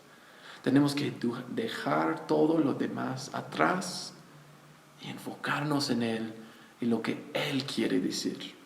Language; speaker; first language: Spanish; non-native, fluent; English